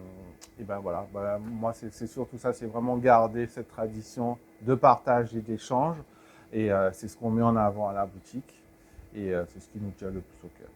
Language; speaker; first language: French; native; French